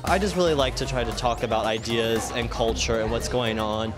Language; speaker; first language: English; native; English